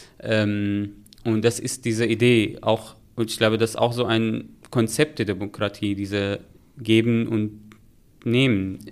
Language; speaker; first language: German; non-native, fluent; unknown